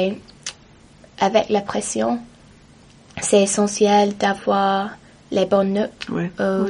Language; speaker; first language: French; non-native, learner; English